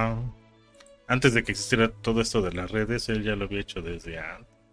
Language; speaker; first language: Spanish; native; Spanish